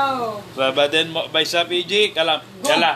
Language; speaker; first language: Arabic; non-native, learner; Filipino